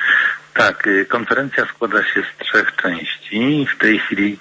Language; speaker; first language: Polish; native; Polish